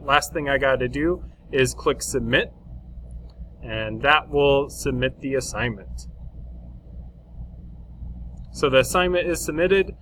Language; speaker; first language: English; native; English